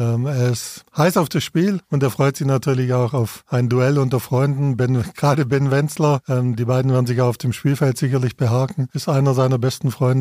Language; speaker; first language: German; native; German